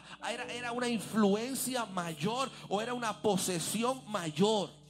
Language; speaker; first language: Spanish; native; Spanish